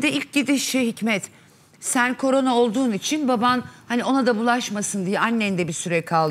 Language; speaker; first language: Turkish; native; Turkish